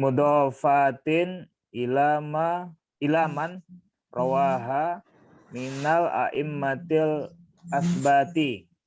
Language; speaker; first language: Arabic; non-native, learner; Indonesian